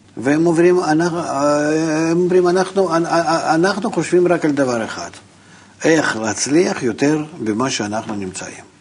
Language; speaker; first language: Hebrew; non-native, fluent; Russian